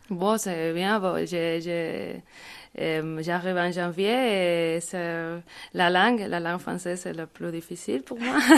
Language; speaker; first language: French; non-native, learner; Spanish